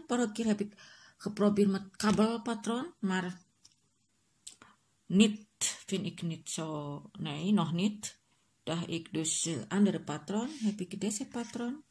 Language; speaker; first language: Dutch; non-native, learner; Indonesian